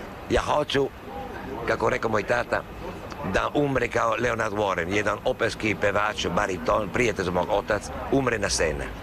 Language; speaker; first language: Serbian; non-native, learner; Italian